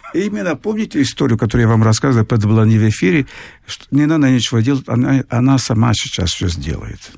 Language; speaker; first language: Russian; non-native, fluent; Portuguese